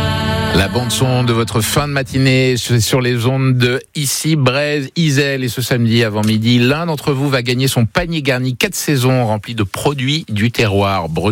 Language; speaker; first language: French; native; French